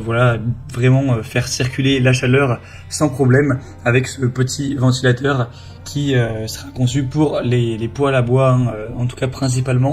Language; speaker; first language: French; native; French